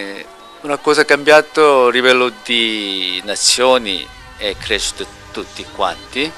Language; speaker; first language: Italian; non-native, learner; Korean